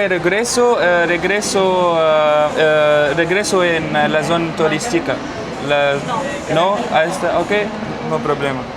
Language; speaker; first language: Spanish; non-native, learner; Arabic